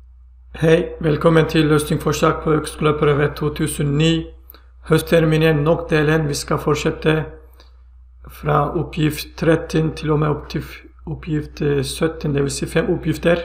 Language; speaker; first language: Swedish; non-native, fluent; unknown